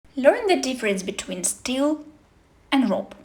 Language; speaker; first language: English; non-native, fluent; Ukrainian